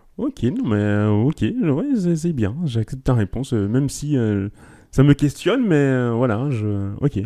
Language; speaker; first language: French; native; French